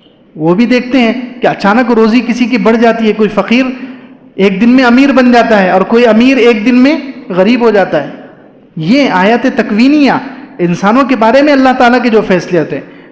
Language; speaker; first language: Urdu; native; Urdu